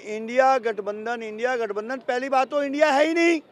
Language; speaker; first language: Hindi; native; Hindi